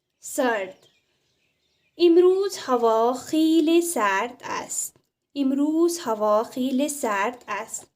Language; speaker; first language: Persian; non-native, fluent; Urdu